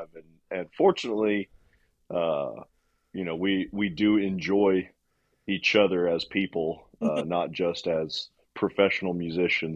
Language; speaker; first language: English; native; English